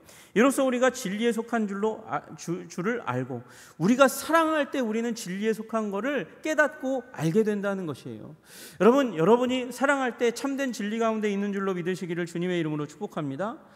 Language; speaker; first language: Korean; native; Korean